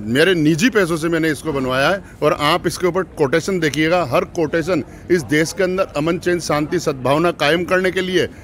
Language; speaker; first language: Hindi; native; Hindi